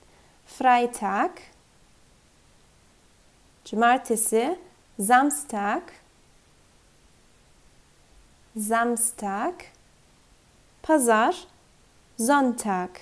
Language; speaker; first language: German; non-native, fluent; Turkish